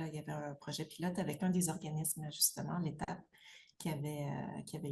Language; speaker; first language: French; native; French